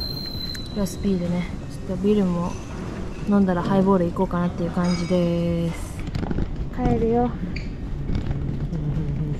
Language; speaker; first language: Japanese; native; Japanese